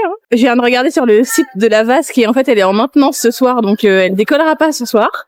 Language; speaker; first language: French; native; French